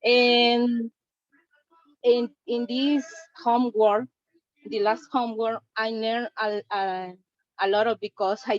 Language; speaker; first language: English; non-native, learner; Spanish